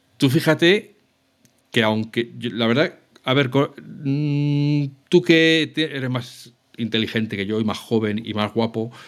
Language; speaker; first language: Spanish; native; Spanish